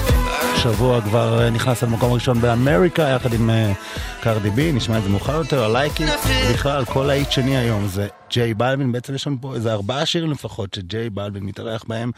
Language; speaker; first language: Hebrew; native; Hebrew